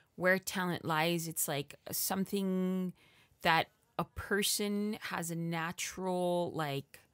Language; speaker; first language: English; early bilingual, other home language; Spanish